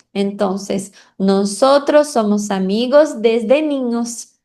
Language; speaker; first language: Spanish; non-native, fluent; Portuguese